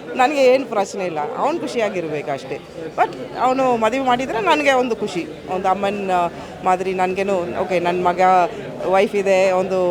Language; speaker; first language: Kannada; non-native, fluent; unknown